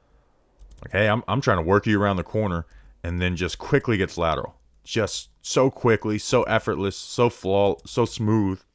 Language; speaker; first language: English; native; English